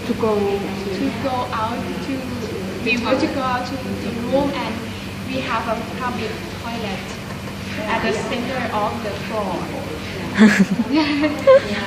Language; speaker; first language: English; non-native, learner; Thai